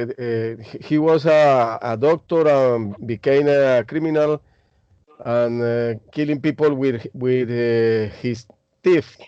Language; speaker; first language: English; non-native, learner; Spanish